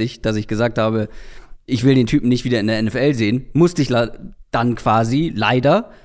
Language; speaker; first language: German; native; German